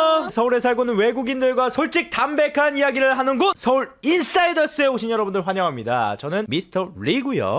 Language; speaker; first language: Korean; native; Korean